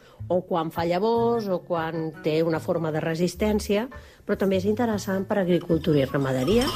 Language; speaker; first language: Catalan; native; Catalan